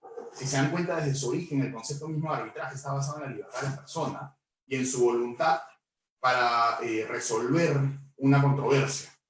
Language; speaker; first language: Spanish; native; Spanish